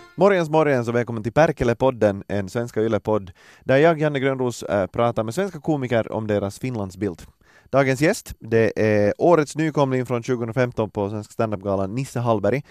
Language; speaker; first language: Swedish; native; Swedish